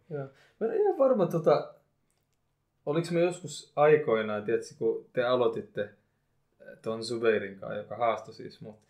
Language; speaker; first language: Finnish; early bilingual, other home language; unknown